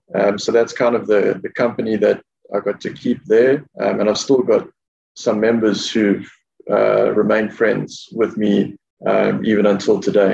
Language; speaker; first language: English; native; English